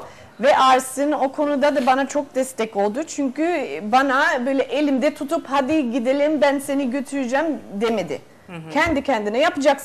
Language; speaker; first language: Turkish; non-native, fluent; Spanish